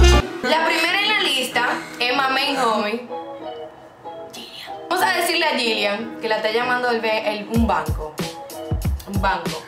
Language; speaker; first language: Spanish; native; Spanish